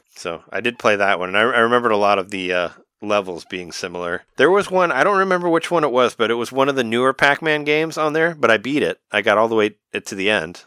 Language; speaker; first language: English; native; English